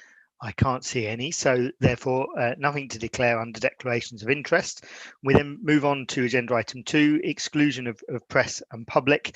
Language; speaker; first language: English; native; English